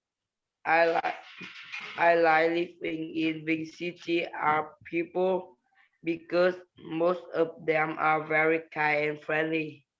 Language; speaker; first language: English; non-native, learner; Vietnamese